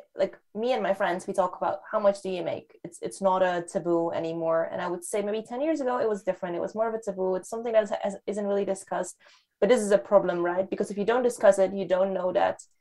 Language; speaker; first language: English; non-native, fluent; Dutch